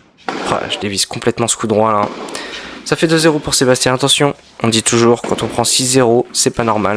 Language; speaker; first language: French; native; French